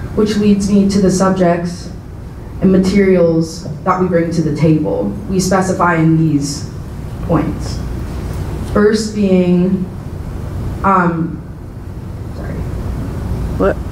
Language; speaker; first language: English; native; English